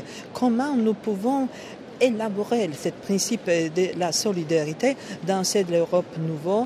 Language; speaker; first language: French; non-native, fluent; Polish